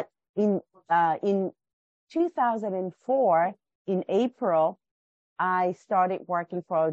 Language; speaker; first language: English; non-native, fluent; Japanese